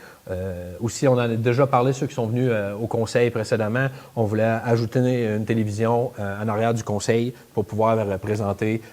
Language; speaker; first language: French; native; French